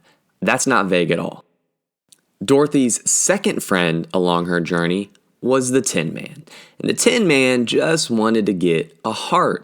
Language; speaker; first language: English; native; English